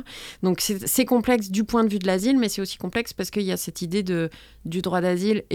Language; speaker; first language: French; native; French